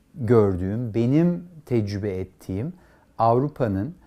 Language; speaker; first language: Turkish; native; Turkish